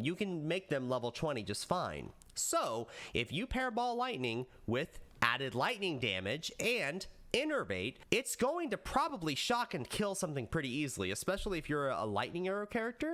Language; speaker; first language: English; native; English